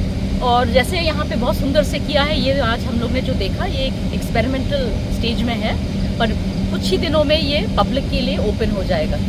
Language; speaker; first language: Hindi; non-native, local second language; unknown